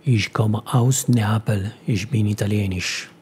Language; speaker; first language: German; non-native, learner; Italian